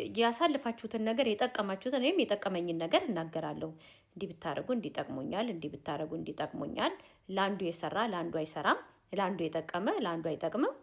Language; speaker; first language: Amharic; native; Amharic